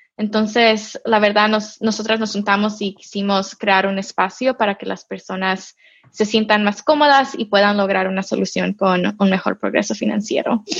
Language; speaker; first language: Spanish; early bilingual, heritage; Spanish